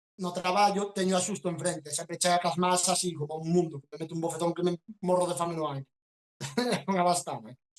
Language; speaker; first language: Galician; non-native, local second language; Spanish